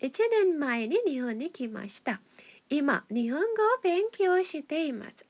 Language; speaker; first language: Japanese; non-native, fluent; Sinhala